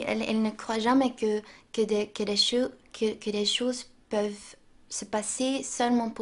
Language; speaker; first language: French; non-native, local second language; Dutch